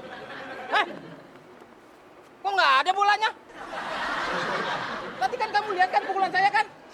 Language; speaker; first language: Indonesian; native; Indonesian